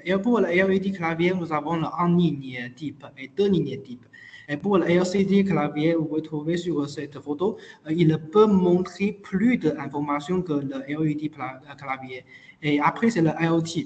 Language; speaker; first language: French; non-native, learner; Chinese